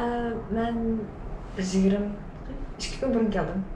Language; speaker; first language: Turkish; non-native, learner; Uyghur